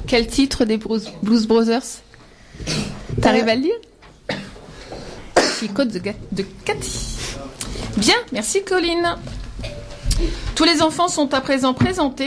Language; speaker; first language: French; native; French